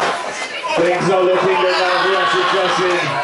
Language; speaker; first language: English; native; English